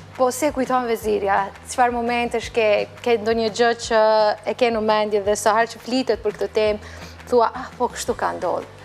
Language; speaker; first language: Albanian; native; Albanian